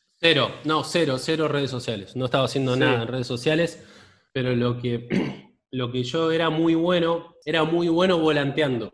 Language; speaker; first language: Spanish; native; Spanish